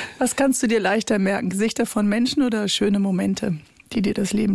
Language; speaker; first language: German; native; German